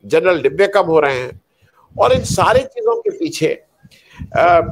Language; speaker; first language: Hindi; native; Hindi